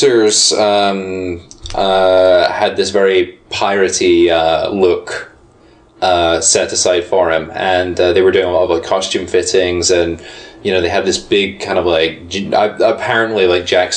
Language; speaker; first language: English; native; English